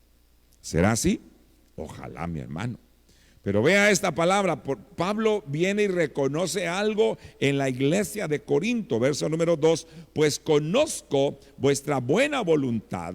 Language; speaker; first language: Spanish; native; Spanish